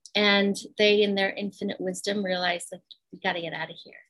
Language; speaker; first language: English; native; English